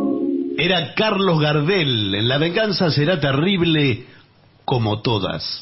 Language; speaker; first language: Spanish; native; Spanish